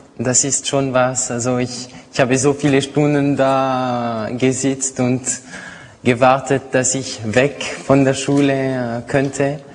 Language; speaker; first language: German; non-native, local second language; French